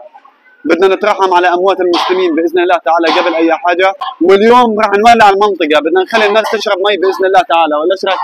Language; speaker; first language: Arabic; native; Arabic